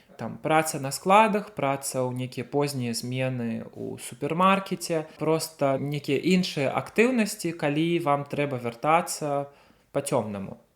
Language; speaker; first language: Belarusian; native; Belarusian